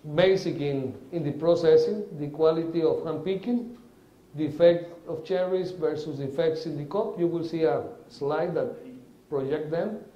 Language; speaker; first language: English; non-native, fluent; Spanish